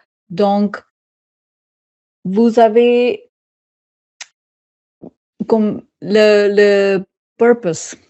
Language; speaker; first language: French; non-native, fluent; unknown